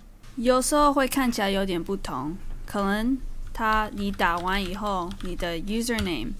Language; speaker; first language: Chinese; early bilingual, heritage; Chinese